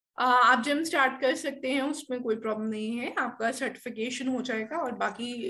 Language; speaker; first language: Hindi; native; Hindi